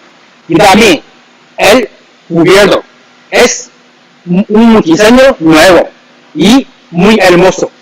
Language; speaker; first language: Spanish; non-native, learner; Chinese